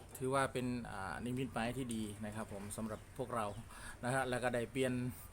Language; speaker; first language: Thai; native; Thai